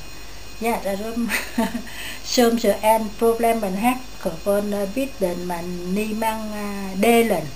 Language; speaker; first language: Dutch; non-native, learner; Vietnamese